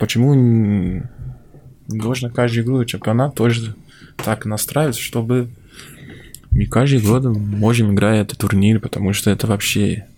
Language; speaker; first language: Russian; non-native, learner; Portuguese